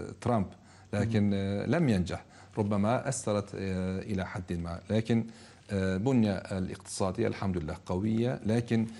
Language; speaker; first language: Arabic; non-native, fluent; Turkish